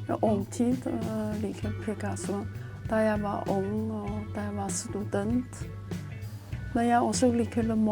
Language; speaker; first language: Norwegian; non-native, learner; Chinese